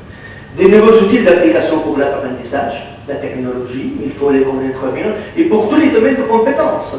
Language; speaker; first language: French; non-native, fluent; Catalan